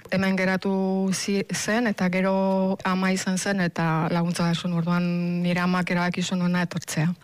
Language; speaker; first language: Basque; non-native, fluent; Romanian